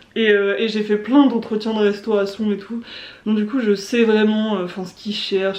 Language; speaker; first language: French; native; French